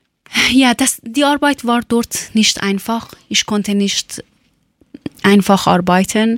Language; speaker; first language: German; non-native, learner; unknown